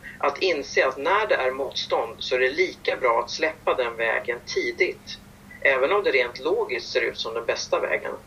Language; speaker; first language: Swedish; native; Swedish